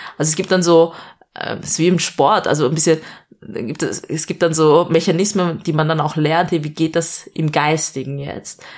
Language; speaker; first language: German; early bilingual, other home language; Malayalam